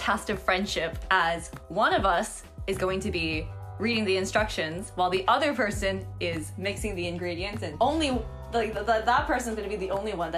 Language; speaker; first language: English; non-native, local second language; Chinese